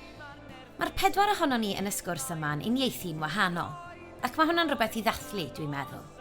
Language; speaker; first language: Welsh; native; Welsh